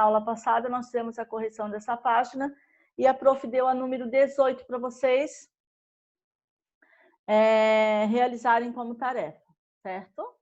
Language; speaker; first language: Portuguese; native; Portuguese